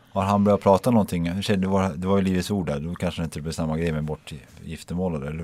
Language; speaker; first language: Swedish; native; Swedish